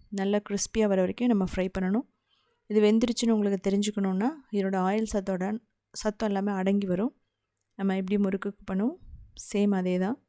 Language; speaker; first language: Tamil; native; Tamil